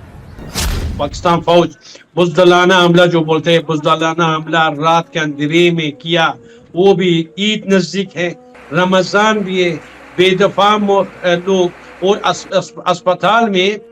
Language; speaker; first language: Hindi; non-native, learner; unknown